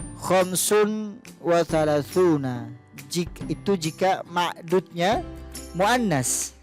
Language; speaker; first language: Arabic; non-native, fluent; Indonesian